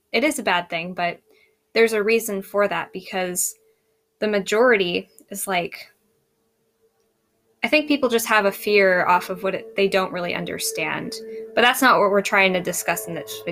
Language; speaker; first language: English; native; English